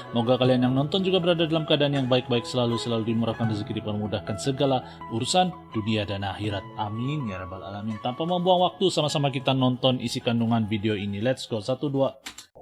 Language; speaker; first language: Malay; native; Malay